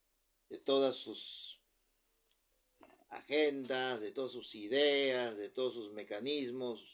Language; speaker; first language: Spanish; native; Spanish